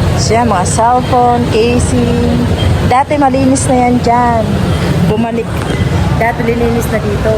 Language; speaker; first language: Filipino; non-native, local second language; Bikol